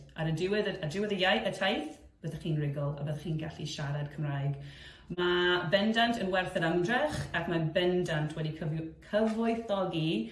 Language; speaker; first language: Welsh; non-native, fluent; English